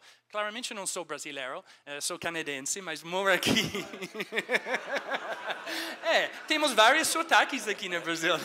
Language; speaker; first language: Portuguese; non-native, fluent; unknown